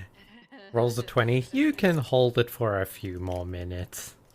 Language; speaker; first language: English; native; English